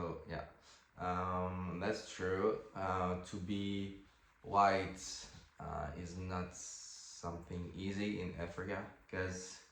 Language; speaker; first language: English; non-native, fluent; French